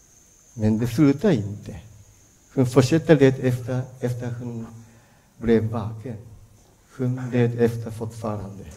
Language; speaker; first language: Swedish; non-native, fluent; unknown